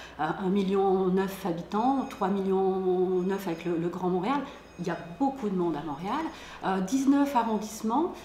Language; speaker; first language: French; native; French